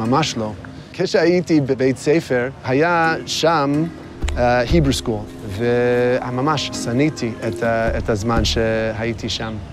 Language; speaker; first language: Hebrew; non-native, fluent; English